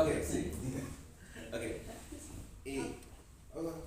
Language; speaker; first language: Spanish; non-native, learner; English